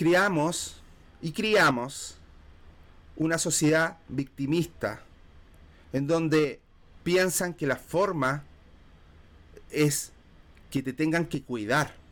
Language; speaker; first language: Spanish; native; Spanish